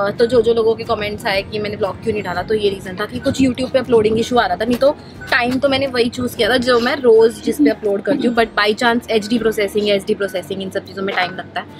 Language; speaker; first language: Hindi; native; Hindi